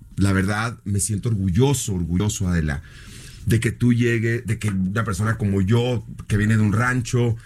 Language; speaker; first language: Spanish; native; Spanish